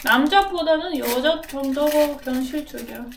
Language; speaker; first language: Korean; non-native, learner; Russian